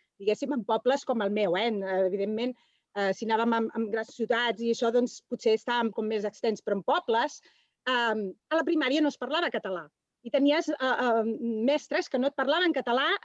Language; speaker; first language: Catalan; non-native, local second language; Spanish